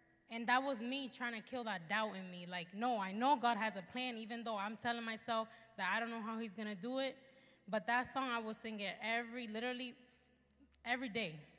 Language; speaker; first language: English; early bilingual, other home language; Spanish